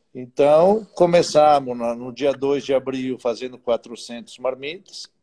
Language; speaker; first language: Portuguese; non-native, fluent; Italian